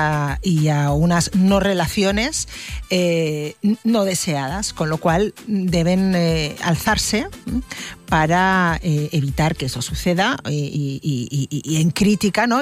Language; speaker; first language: Spanish; native; Spanish